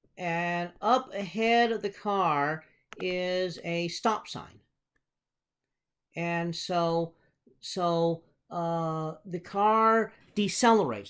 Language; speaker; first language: English; native; English